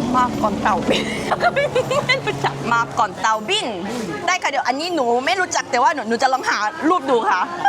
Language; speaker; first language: Thai; non-native, fluent; Korean